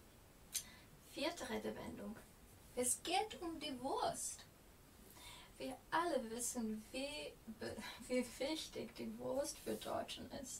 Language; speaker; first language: German; non-native, fluent; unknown